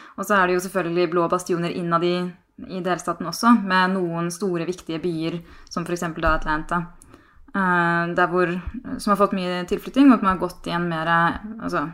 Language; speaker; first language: Norwegian; native; Norwegian